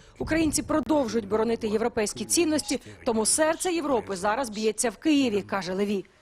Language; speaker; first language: Ukrainian; native; Ukrainian